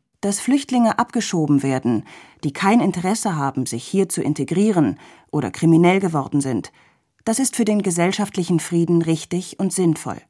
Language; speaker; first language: German; native; German